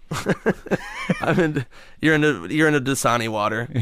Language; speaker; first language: English; native; English